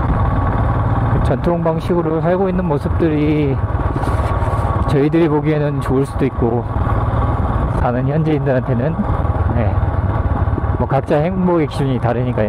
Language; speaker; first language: Korean; native; Korean